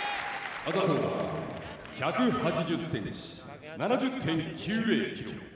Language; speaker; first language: Japanese; native; Japanese